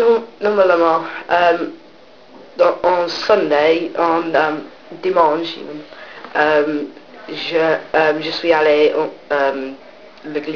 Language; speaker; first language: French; non-native, learner; English